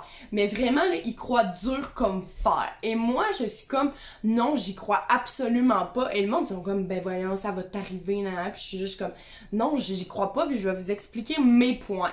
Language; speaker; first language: French; native; French